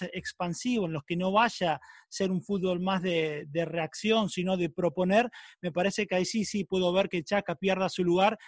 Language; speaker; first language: Spanish; native; Spanish